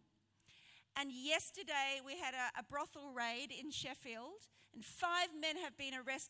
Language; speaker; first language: English; native; English